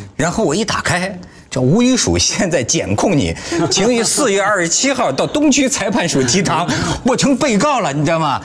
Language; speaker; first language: Chinese; native; Chinese